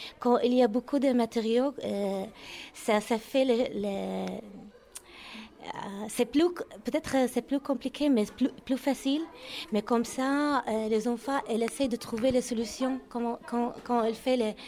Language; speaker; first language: French; non-native, learner; Arabic